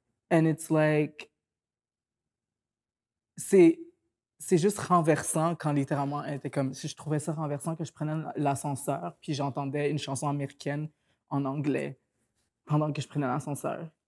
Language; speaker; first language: French; native; French